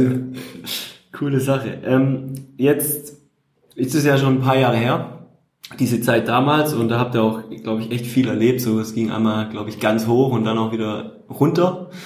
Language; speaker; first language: German; native; German